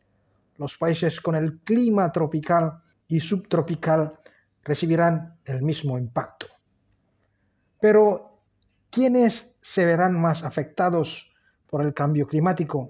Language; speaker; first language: Spanish; non-native, fluent; Indonesian